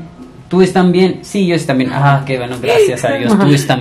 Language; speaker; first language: Spanish; non-native, learner; Punjabi